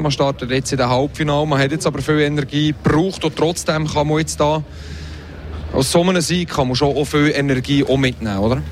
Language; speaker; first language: German; native; German